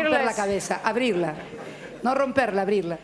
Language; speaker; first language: Spanish; native; Spanish